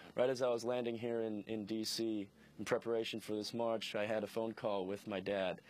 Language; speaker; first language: English; native; English